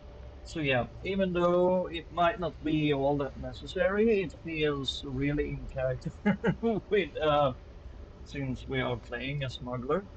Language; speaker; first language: English; non-native, fluent; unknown